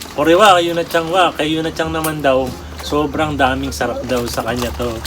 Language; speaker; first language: Filipino; native; Filipino